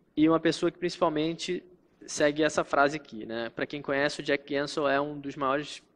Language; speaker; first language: Portuguese; native; Portuguese